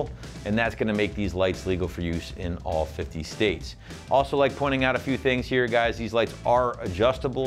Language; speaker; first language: English; native; English